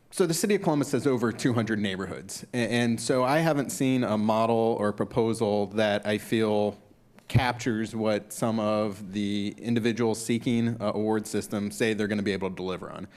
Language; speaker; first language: English; native; English